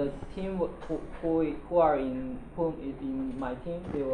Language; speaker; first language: English; non-native, learner; Chinese